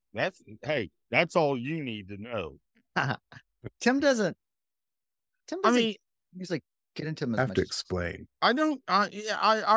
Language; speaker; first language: English; native; English